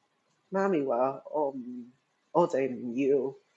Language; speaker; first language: Cantonese; early bilingual, heritage; Cantonese